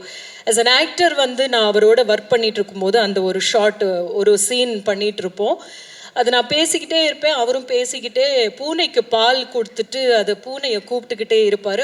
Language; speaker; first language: Tamil; native; Tamil